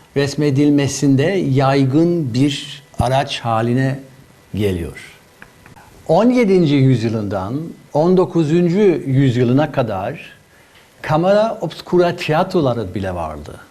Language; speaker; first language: Turkish; non-native, fluent; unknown